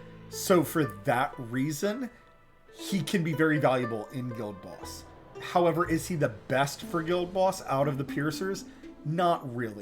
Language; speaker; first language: English; native; English